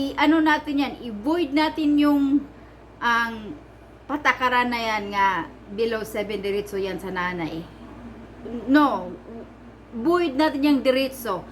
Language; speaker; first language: Filipino; non-native, local second language; Cebuano